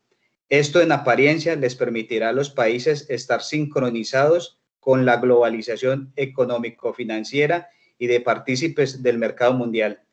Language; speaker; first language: Spanish; native; Spanish